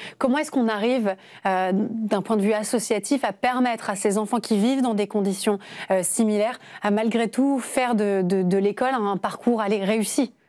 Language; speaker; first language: French; native; French